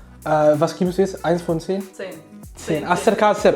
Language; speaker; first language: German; early bilingual, other home language; Amharic